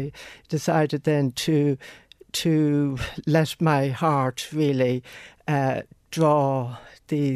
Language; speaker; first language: English; non-native, local second language; Irish